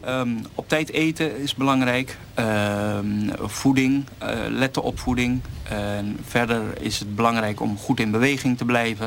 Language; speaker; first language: Dutch; native; Dutch